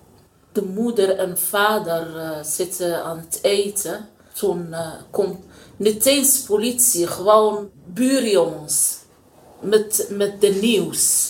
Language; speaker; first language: Dutch; non-native, learner; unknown